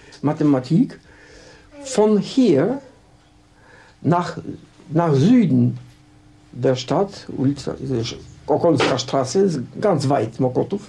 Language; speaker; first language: German; non-native, learner; Polish